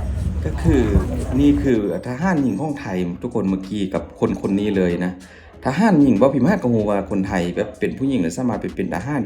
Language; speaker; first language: Thai; non-native, local second language; Lao